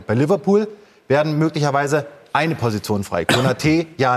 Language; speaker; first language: German; native; German